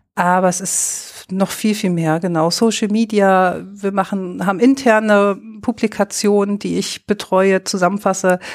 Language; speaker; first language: German; native; German